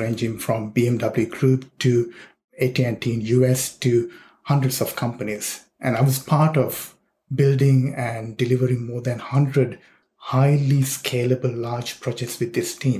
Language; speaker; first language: English; non-native, local second language; Sinhala